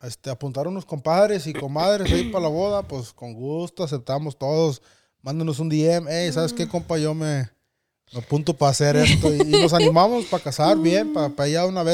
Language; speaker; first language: Spanish; early bilingual, heritage; Spanish